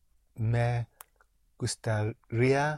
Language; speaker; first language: Spanish; non-native, learner; English